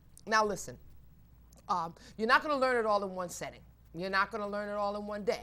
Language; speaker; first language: English; native; English